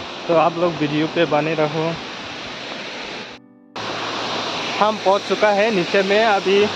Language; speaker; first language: Hindi; non-native, local second language; Kok Borok